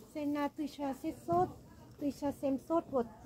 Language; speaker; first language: Russian; non-native, learner; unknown